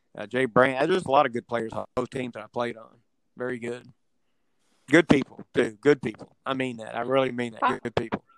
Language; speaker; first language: English; native; English